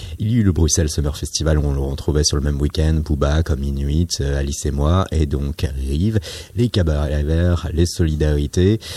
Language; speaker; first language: French; native; French